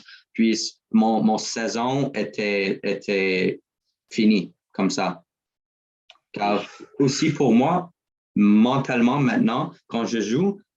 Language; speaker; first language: French; non-native, learner; English